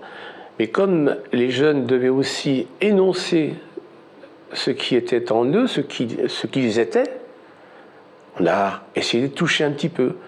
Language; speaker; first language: French; native; French